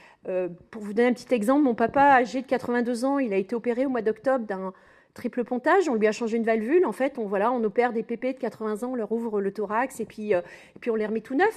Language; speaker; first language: French; native; French